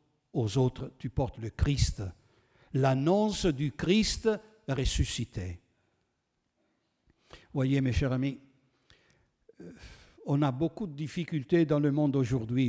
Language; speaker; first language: French; non-native, fluent; Italian